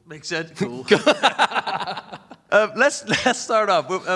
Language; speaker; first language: English; non-native, fluent; Dutch